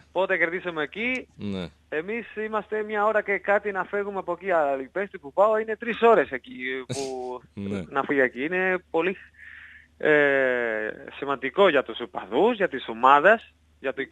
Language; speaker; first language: Greek; non-native, learner; Spanish